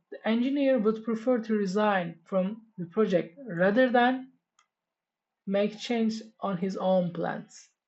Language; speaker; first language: English; non-native, fluent; Turkish